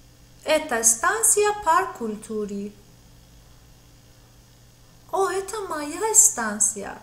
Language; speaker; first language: Russian; non-native, fluent; Persian